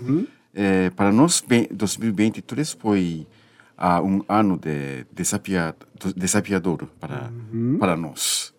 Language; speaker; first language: Portuguese; non-native, learner; Japanese